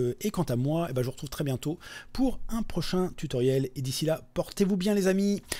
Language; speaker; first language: French; native; French